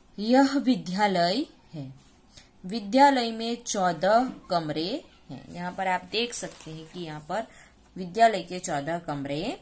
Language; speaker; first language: Hindi; non-native, local second language; Gujarati